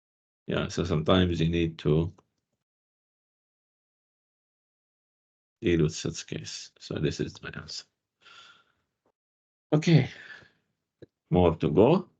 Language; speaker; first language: English; non-native, fluent; Arabic